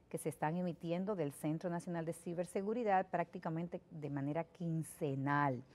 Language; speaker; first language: Spanish; native; Spanish